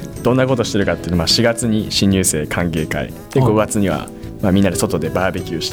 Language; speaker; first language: Japanese; native; Japanese